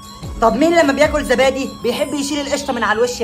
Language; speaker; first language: Arabic; native; Arabic